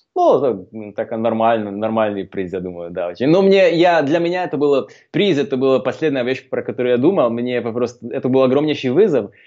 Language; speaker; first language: Russian; non-native, fluent; Slovak